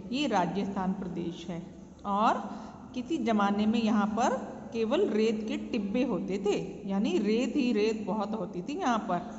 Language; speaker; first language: Hindi; native; Hindi